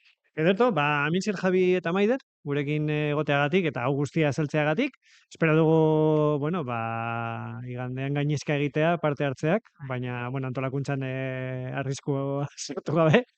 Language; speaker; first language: Basque; native; Basque